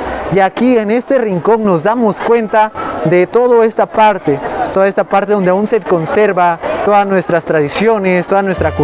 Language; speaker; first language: Spanish; native; Spanish